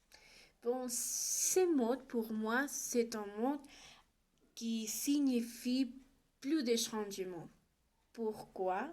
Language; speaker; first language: French; non-native, learner; Spanish